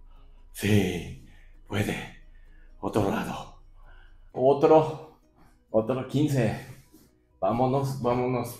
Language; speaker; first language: Spanish; non-native, learner; Japanese